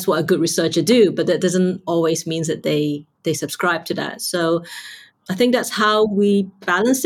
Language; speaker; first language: English; non-native, local second language; Cantonese